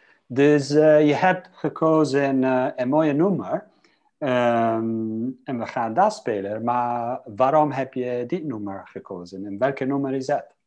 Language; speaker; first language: Dutch; non-native, fluent; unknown